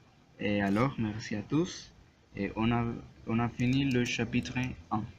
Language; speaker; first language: French; non-native, learner; Spanish